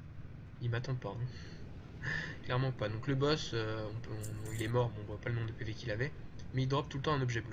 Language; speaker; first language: French; native; French